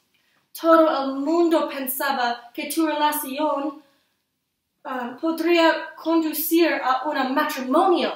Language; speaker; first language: Spanish; non-native, learner; English